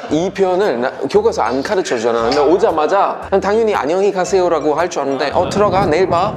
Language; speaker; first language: Korean; non-native, fluent; German